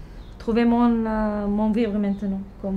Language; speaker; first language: French; non-native, learner; Arabic